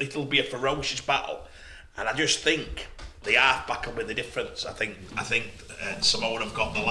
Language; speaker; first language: English; native; English